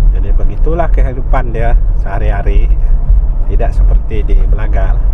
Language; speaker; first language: Malay; non-native, local second language; Iban